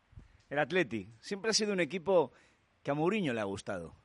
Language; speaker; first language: Spanish; native; Spanish